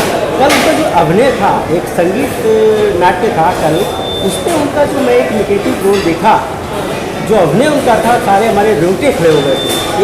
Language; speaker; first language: Hindi; native; Hindi